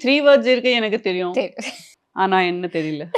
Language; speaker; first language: Tamil; non-native, local second language; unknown